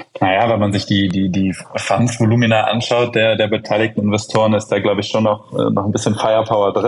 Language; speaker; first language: German; native; German